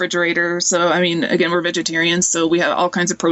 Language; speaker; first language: English; native; English